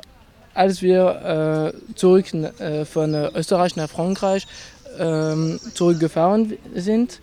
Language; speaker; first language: German; non-native, fluent; French